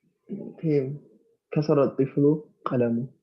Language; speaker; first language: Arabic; non-native, learner; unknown